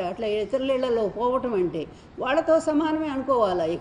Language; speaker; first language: Telugu; native; Telugu